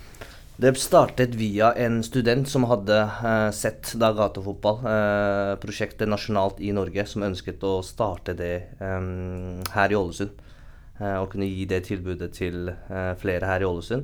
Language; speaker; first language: Norwegian; native; Norwegian